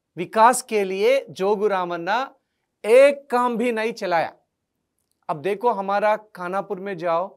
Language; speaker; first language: Hindi; non-native, local second language; Telugu